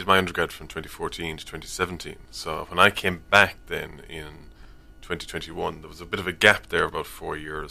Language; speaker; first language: English; native; English